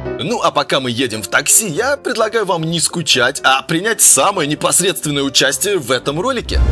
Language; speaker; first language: Russian; native; Russian